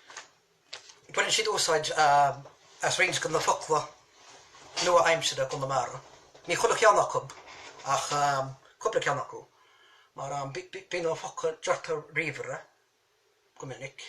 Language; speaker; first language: Irish; native; Irish